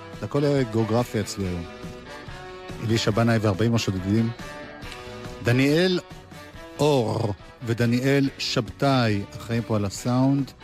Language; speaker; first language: Hebrew; native; Hebrew